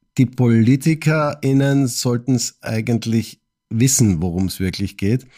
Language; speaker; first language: German; native; German